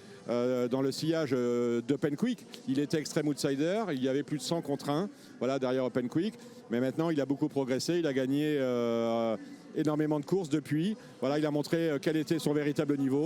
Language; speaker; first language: French; native; French